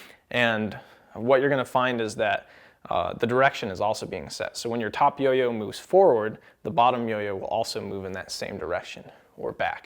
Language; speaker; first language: English; native; English